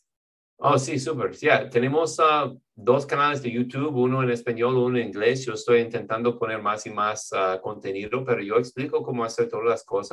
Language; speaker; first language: Spanish; non-native, fluent; English